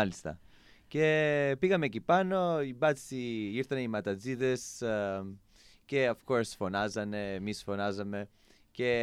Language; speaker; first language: Greek; non-native, fluent; English